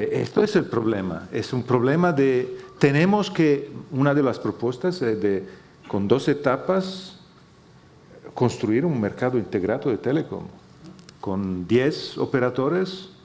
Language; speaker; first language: Spanish; non-native, fluent; Italian